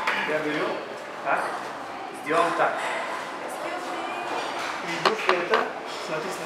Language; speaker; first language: Russian; non-native, learner; Bulgarian